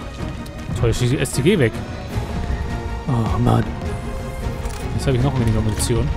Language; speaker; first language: German; native; German